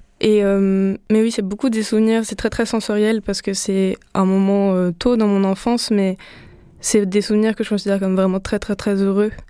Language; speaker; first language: French; early bilingual, other home language; Spanish